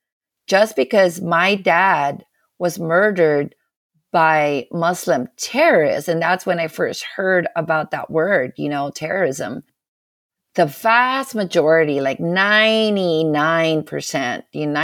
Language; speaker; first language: English; non-native, local second language; Filipino